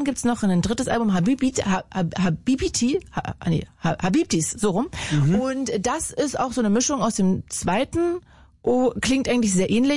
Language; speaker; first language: German; native; German